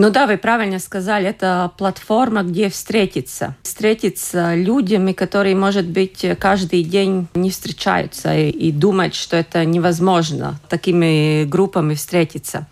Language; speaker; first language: Russian; non-native, local second language; Latvian